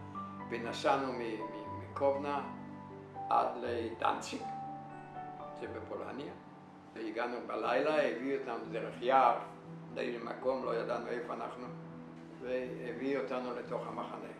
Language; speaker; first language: Hebrew; non-native, fluent; Yiddish